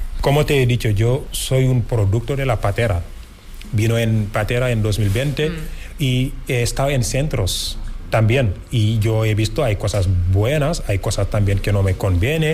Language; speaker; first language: Spanish; non-native, fluent; Wolof